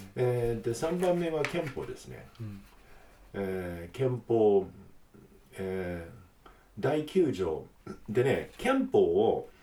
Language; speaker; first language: Japanese; non-native, fluent; English